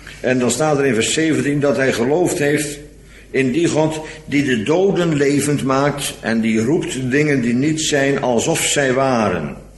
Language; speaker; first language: Dutch; native; Dutch